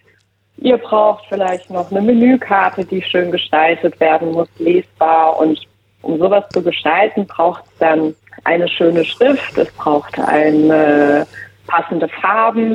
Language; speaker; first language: German; native; German